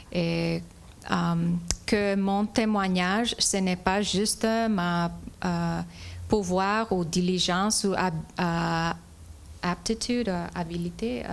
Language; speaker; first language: French; non-native, fluent; English